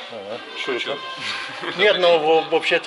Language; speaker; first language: Russian; non-native, learner; English